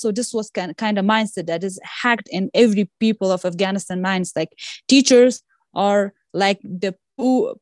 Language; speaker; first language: English; non-native, fluent; Persian